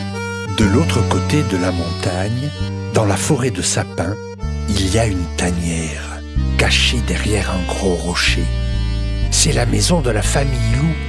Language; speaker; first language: French; native; French